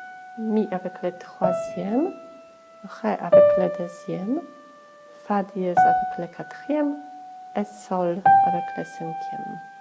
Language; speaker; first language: French; non-native, fluent; Polish